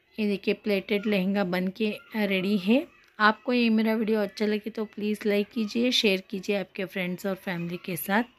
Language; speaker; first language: Hindi; non-native, local second language; Kannada